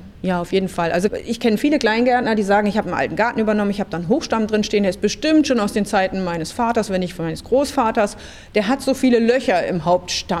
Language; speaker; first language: German; native; German